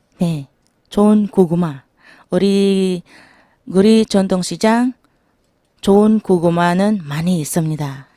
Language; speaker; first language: Korean; non-native, learner; Filipino